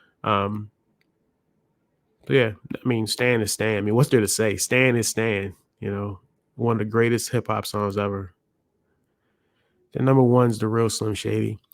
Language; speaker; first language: English; native; English